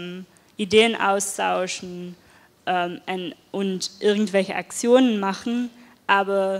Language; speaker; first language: German; non-native, fluent; Dutch